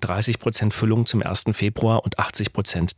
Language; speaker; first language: German; native; German